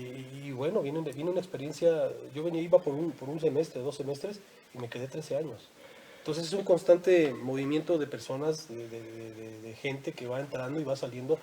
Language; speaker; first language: Spanish; native; Spanish